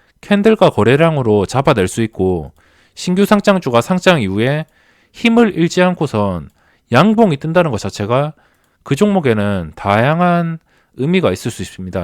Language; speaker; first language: Korean; native; Korean